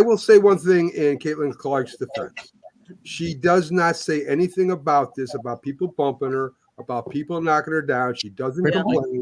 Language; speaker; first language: English; native; English